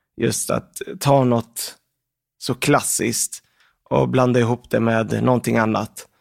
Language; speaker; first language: Swedish; early bilingual, other home language; Arabic